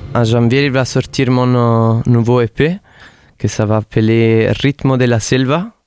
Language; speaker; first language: French; non-native, learner; Italian